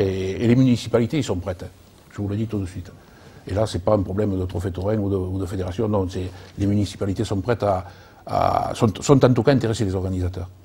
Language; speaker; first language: French; native; French